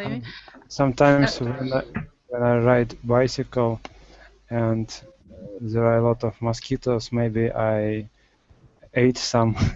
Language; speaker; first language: English; non-native, learner; Russian